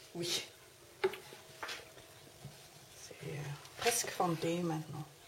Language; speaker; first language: French; non-native, learner; Danish